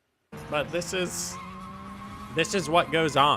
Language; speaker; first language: English; native; English